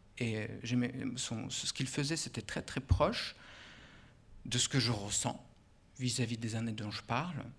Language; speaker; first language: French; non-native, fluent; Russian